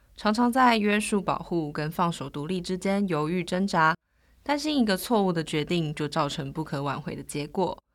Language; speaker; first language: Chinese; native; Chinese